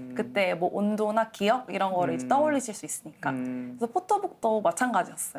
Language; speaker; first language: Korean; native; Korean